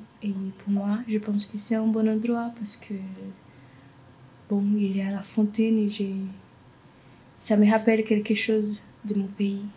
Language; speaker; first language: French; non-native, learner; Portuguese